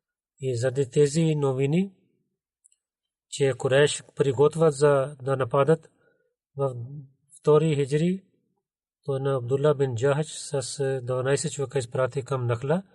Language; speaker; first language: Bulgarian; non-native, learner; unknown